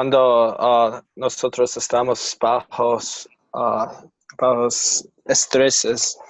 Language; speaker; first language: Spanish; non-native, learner; English